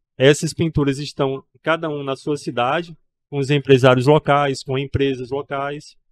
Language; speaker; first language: Portuguese; native; Portuguese